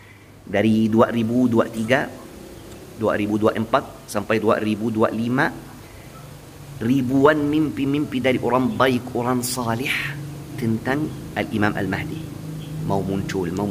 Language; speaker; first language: Indonesian; non-native, fluent; Arabic